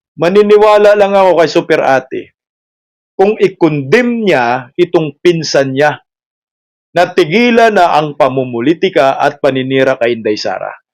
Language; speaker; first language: Filipino; non-native, local second language; Cebuano